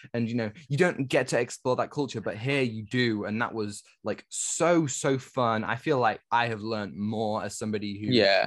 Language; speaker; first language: English; native; English